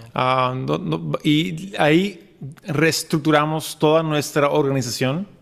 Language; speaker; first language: Spanish; native; Spanish